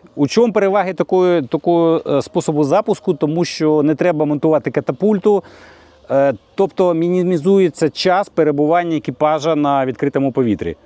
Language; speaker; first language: Ukrainian; native; Ukrainian